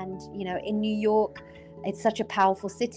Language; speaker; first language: English; native; English